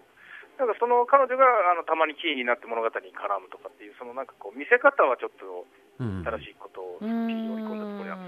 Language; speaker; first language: Japanese; native; Japanese